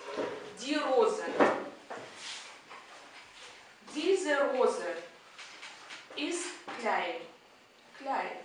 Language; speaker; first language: German; non-native, fluent; Russian